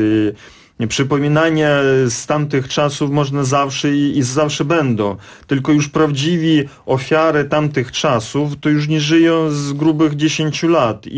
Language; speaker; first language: Polish; non-native, fluent; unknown